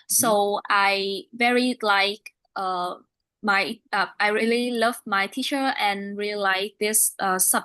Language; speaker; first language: English; non-native, learner; Vietnamese